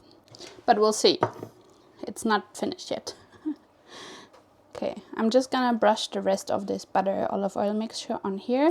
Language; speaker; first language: English; non-native, fluent; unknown